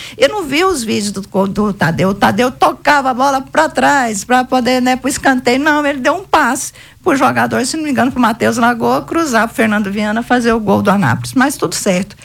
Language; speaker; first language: Portuguese; native; Portuguese